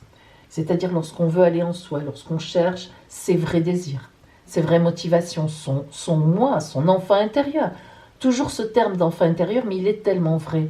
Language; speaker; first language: French; native; French